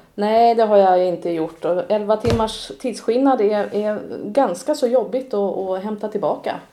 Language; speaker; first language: Swedish; native; Swedish